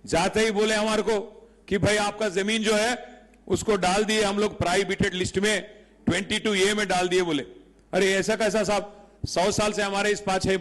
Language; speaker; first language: Hindi; non-native, local second language; Telugu